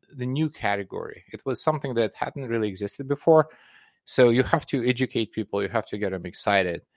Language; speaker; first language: English; non-native, fluent; Russian